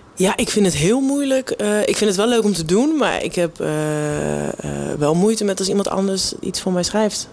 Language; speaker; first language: Dutch; native; Dutch